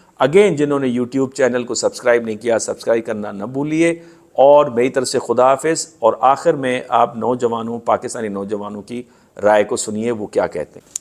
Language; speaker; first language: Urdu; non-native, local second language; Sindhi